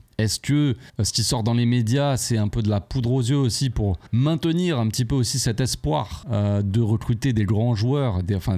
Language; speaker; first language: French; native; French